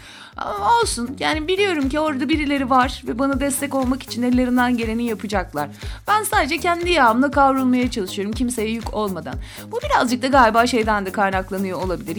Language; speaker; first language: Turkish; native; Turkish